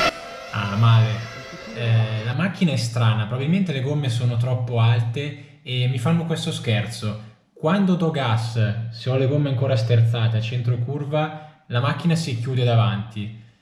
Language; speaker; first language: Italian; native; Italian